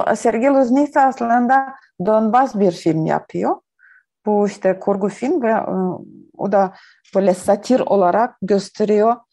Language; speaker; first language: Turkish; non-native, learner; Ukrainian